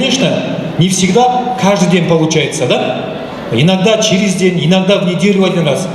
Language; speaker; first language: Russian; non-native, local second language; Kazakh